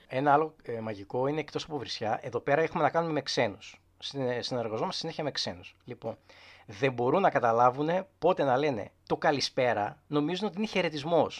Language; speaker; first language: Greek; native; Greek